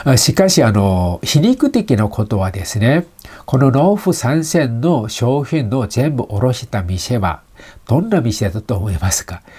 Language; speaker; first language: Japanese; non-native, fluent; Chinese